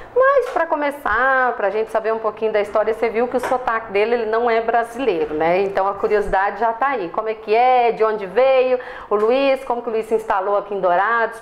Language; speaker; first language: Portuguese; native; Portuguese